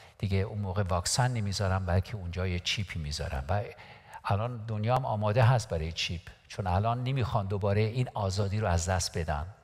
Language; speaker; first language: Persian; non-native, local second language; Armenian